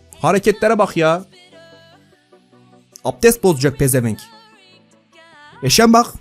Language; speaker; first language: Turkish; native; Turkish